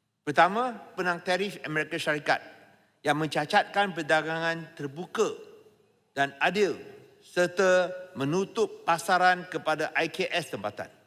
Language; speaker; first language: Malay; non-native, local second language; Chinese